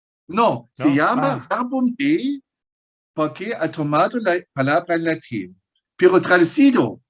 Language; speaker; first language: Spanish; non-native, fluent; German